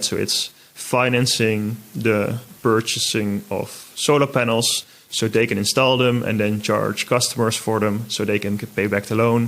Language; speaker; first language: English; non-native, fluent; Dutch